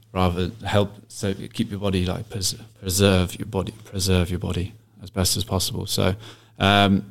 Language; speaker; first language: English; native; English